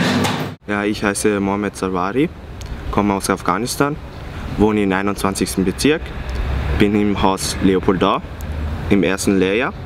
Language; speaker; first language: German; non-native, fluent; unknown